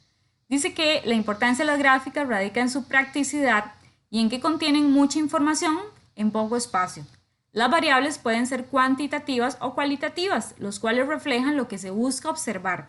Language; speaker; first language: Spanish; native; Spanish